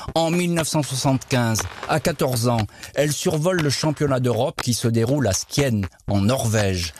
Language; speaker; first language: French; native; French